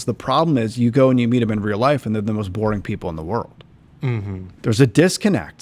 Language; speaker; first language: English; native; English